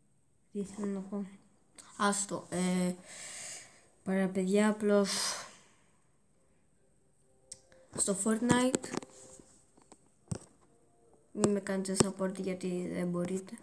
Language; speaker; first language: Greek; early bilingual, heritage; Greek